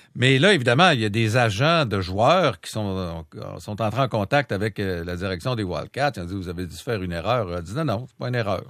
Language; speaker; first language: French; native; French